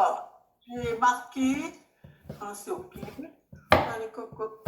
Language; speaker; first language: French; non-native, learner; Japanese